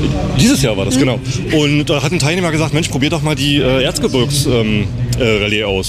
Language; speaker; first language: German; native; German